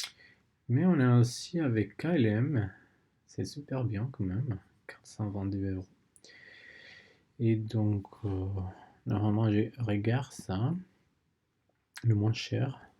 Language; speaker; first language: French; non-native, learner; Spanish